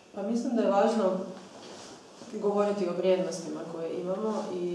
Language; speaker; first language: Croatian; native; Croatian